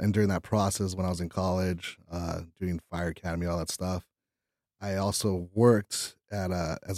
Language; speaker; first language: English; early bilingual, other home language; Spanish